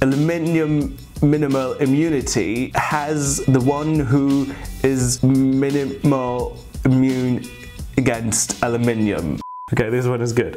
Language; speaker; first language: English; non-native, fluent; German